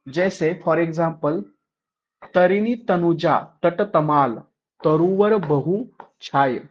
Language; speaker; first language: Hindi; non-native, local second language; Marathi